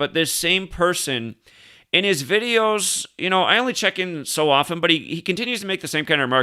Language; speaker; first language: English; native; English